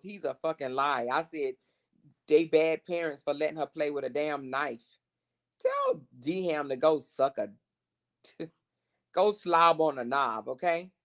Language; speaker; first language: English; native; English